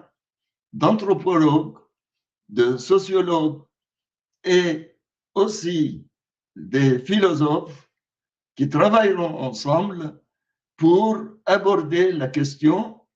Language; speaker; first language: French; non-native, fluent; Arabic